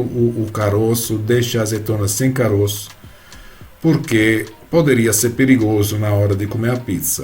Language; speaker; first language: Portuguese; non-native, fluent; Italian